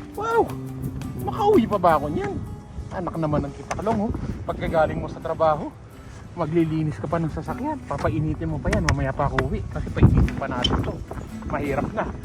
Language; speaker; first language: Filipino; native; Filipino